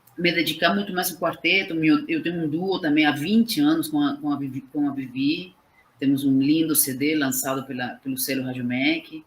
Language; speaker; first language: Portuguese; non-native, fluent; Spanish